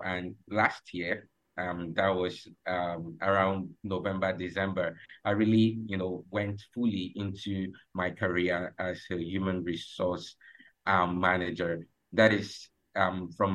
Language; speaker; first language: English; non-native, local second language; Ibibio